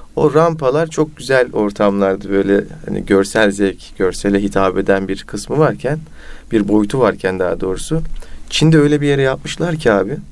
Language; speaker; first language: Turkish; native; Turkish